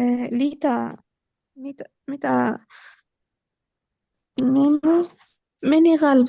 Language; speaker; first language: German; non-native, learner; Arabic